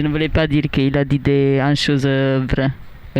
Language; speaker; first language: French; non-native, learner; Italian